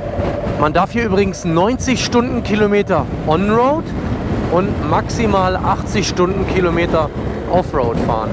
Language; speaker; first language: German; native; German